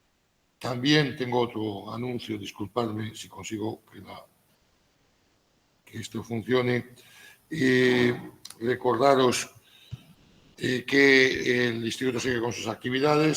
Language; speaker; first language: Spanish; native; Spanish